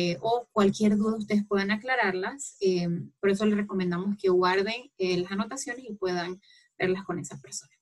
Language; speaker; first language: Spanish; native; Spanish